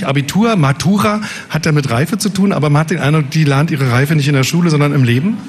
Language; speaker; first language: German; native; German